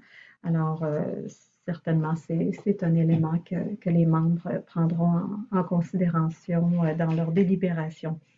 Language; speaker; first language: French; native; French